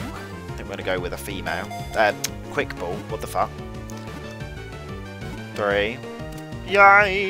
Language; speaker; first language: English; native; English